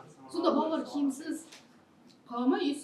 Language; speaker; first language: Kazakh; non-native, local second language; Russian